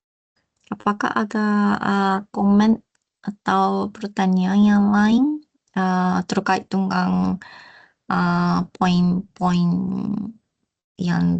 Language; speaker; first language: Indonesian; non-native, learner; Japanese